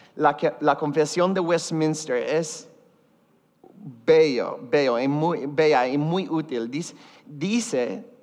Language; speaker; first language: Spanish; early bilingual, heritage; Spanish